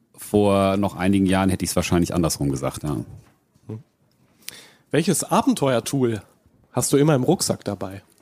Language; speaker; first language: German; native; German